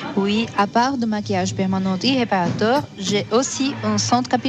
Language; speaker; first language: French; non-native, learner; Portuguese